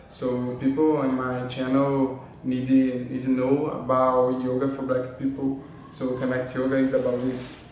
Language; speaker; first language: English; non-native, learner; Portuguese